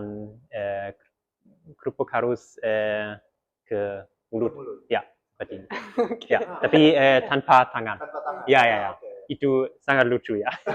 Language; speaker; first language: Indonesian; early bilingual, heritage; German